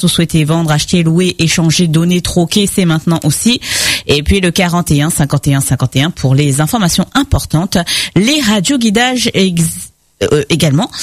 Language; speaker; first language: French; native; French